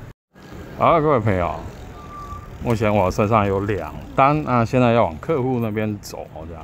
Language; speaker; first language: Chinese; native; Chinese